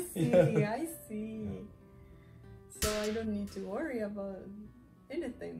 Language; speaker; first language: English; non-native, learner; Japanese